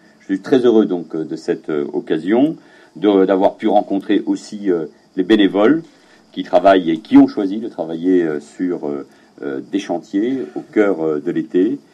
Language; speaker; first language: French; native; French